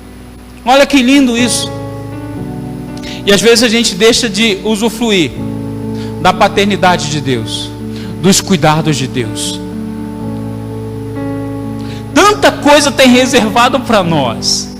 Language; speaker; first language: Portuguese; native; Portuguese